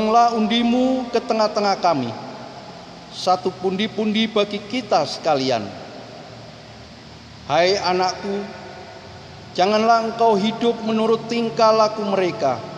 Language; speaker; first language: Indonesian; native; Indonesian